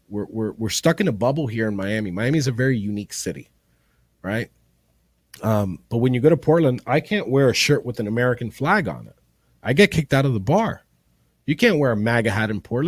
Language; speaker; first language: English; early bilingual, other home language; Spanish